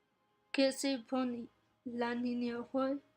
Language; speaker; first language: Spanish; non-native, learner; English